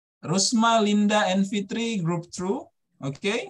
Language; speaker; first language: English; non-native, fluent; Indonesian